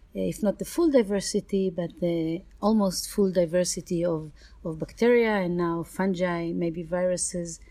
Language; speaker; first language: English; non-native, fluent; Hebrew